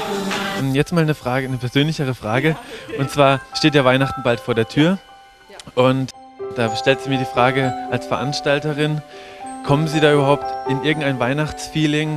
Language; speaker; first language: German; native; German